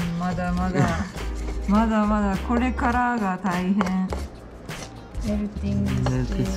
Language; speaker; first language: Japanese; native; Japanese